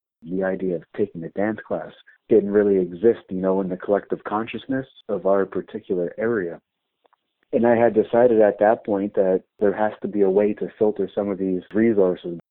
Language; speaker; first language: English; native; English